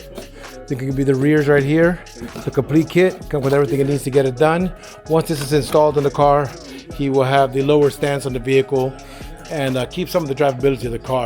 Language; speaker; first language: English; native; English